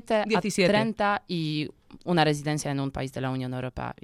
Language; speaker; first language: Spanish; non-native, learner; Polish